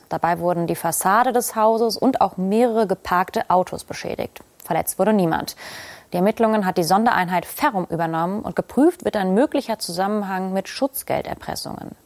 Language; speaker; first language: German; native; German